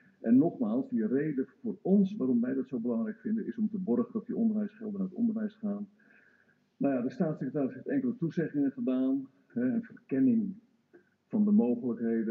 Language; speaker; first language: Dutch; native; Dutch